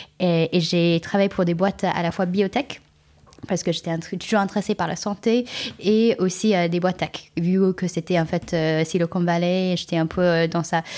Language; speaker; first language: French; non-native, fluent; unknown